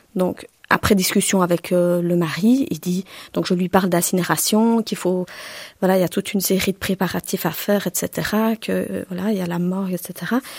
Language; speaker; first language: French; early bilingual, other home language; Turkish